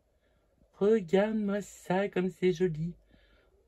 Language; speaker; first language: French; native; French